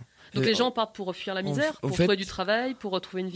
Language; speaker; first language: French; native; French